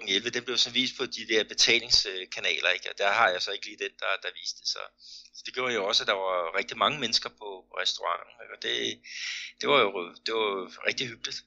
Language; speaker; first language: Danish; native; Danish